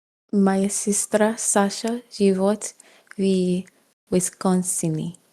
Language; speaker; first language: Russian; non-native, learner; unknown